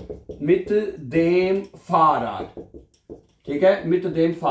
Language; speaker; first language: German; non-native, fluent; Urdu